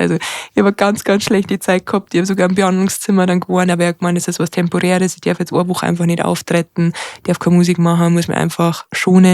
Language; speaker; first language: German; native; German